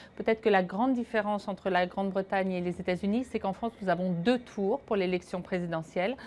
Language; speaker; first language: French; native; French